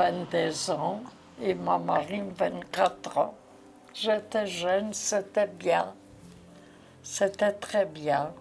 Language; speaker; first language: French; non-native, learner; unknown